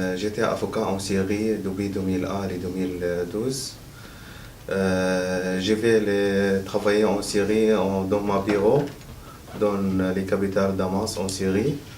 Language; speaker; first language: French; non-native, learner; Arabic